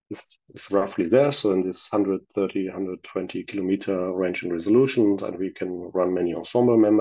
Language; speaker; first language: English; non-native, fluent; German